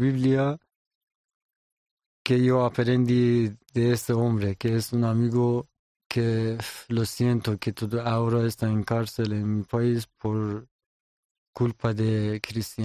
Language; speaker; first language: Spanish; non-native, learner; Persian